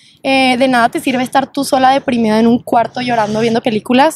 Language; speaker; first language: Spanish; native; Spanish